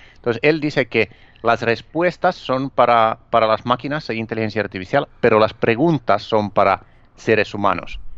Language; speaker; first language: Spanish; non-native, fluent; Finnish